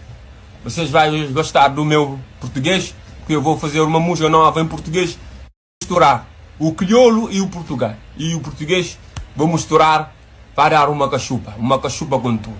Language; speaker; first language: Portuguese; non-native, local second language; Kabuverdianu